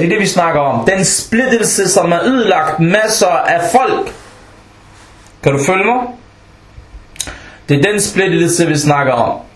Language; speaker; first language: Danish; non-native, local second language; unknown